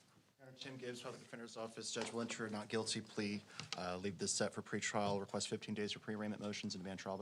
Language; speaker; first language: English; native; English